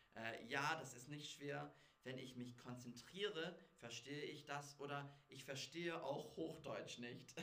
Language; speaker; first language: German; non-native, fluent; English